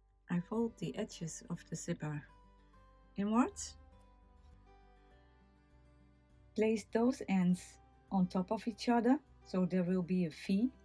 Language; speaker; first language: English; non-native, fluent; Dutch